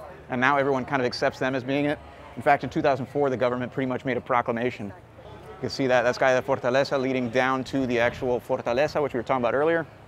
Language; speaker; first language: English; early bilingual, other home language; Spanish